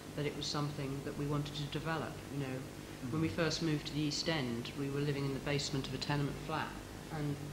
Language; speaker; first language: English; native; English